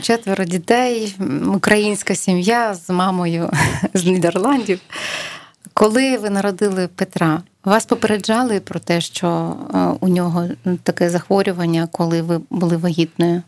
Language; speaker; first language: Ukrainian; native; Ukrainian